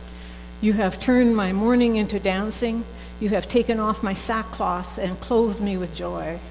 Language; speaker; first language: English; native; English